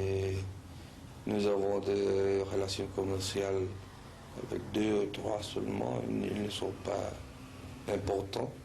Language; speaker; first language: French; non-native, fluent; Spanish